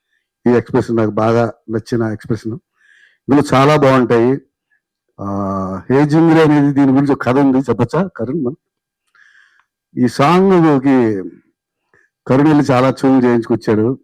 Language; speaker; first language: Telugu; native; Telugu